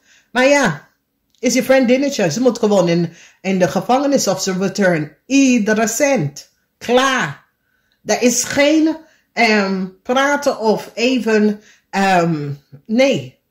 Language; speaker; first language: Dutch; non-native, learner; English